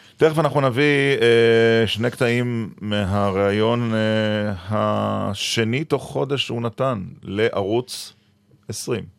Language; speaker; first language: Hebrew; native; Hebrew